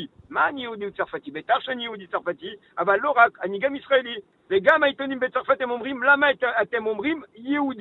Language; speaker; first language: Hebrew; non-native, learner; French